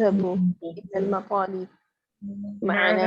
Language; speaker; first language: Arabic; non-native, learner; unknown